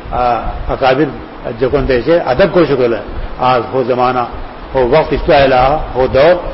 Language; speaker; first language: Marathi; non-native, local second language; Urdu